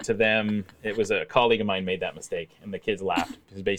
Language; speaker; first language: English; native; English